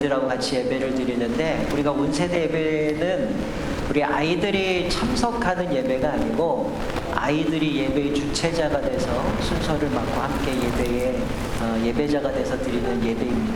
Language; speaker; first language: Korean; native; Korean